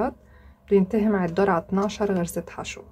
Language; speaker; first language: Arabic; native; Arabic